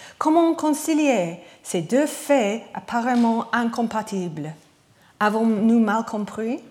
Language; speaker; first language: French; non-native, learner; English